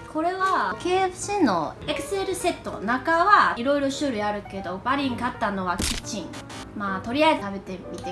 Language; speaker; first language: Japanese; non-native, learner; Chinese